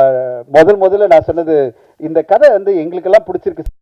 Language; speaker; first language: Tamil; native; Tamil